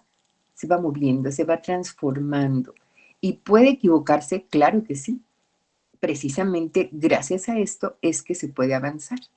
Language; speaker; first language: Spanish; native; Spanish